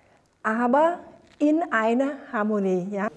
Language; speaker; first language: German; non-native, fluent; Vietnamese